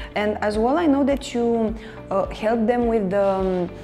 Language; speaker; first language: English; non-native, fluent; Romanian